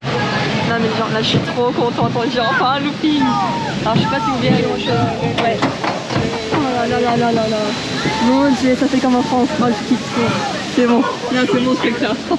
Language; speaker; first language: French; native; French